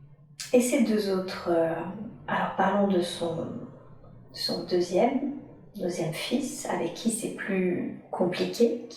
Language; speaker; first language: French; native; French